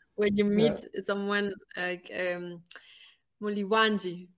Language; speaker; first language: English; non-native, fluent; Spanish